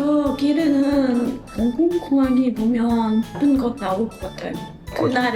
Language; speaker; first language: Korean; non-native, learner; French